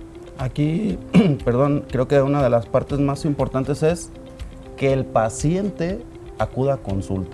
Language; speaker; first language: Spanish; native; Spanish